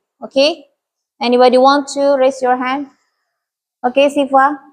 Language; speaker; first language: English; non-native, learner; Indonesian